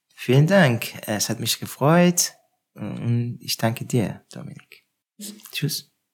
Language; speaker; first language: German; non-native, fluent; Persian